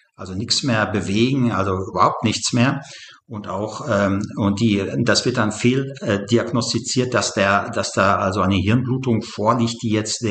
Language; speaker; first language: German; native; German